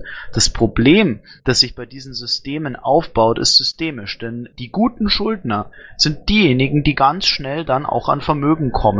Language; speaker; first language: German; native; German